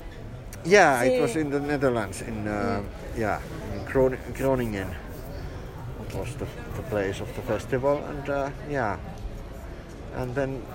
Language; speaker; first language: English; non-native, fluent; Finnish